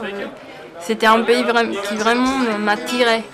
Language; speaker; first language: French; non-native, fluent; Spanish